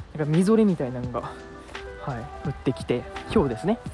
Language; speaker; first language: Japanese; native; Japanese